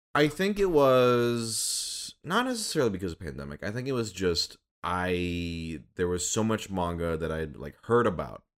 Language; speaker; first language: English; native; English